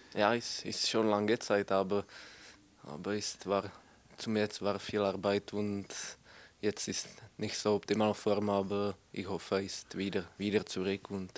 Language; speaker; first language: German; non-native, learner; Czech